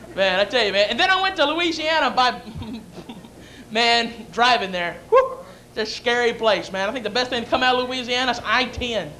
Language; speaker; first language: English; native; English